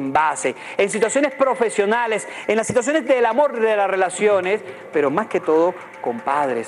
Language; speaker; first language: Spanish; native; Spanish